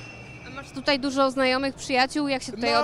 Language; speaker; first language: Polish; native; Polish